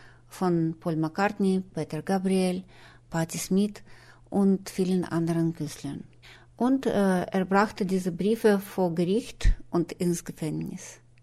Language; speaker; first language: German; non-native, fluent; Russian